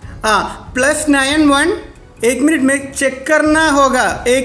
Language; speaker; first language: Hindi; non-native, local second language; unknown